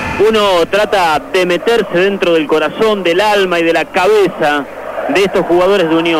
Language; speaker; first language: Spanish; native; Spanish